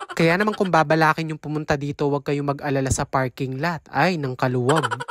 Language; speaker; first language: Filipino; non-native, local second language; Pampanga